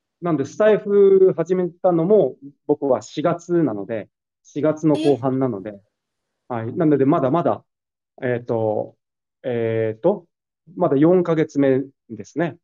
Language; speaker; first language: Japanese; native; Japanese